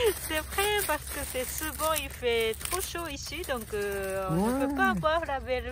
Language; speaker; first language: French; non-native, fluent; Japanese